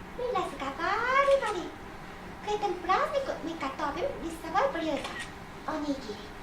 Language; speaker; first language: Russian; non-native, fluent; Japanese